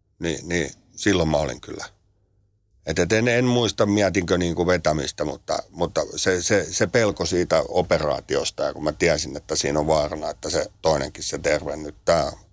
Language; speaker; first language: Finnish; native; Finnish